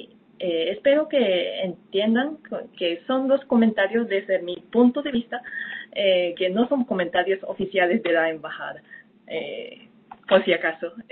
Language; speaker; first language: Spanish; non-native, fluent; Japanese